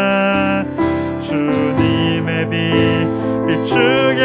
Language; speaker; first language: Korean; native; Korean